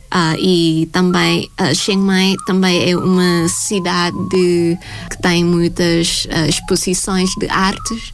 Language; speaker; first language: Portuguese; non-native, fluent; Thai